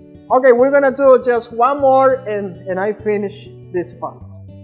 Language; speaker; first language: English; non-native, fluent; Spanish